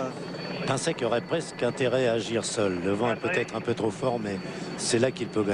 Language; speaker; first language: French; native; French